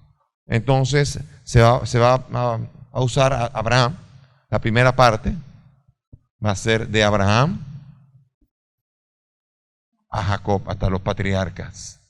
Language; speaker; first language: Spanish; native; Spanish